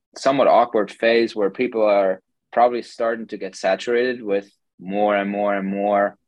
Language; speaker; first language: English; non-native, fluent; German